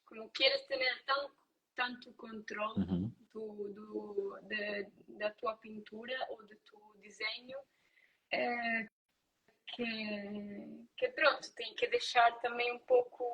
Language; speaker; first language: Portuguese; non-native, learner; Italian